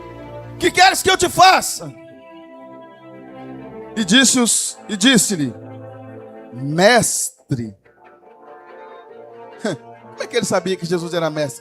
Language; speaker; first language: Portuguese; native; Portuguese